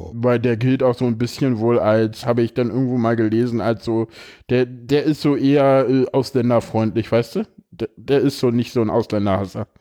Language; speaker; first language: German; native; German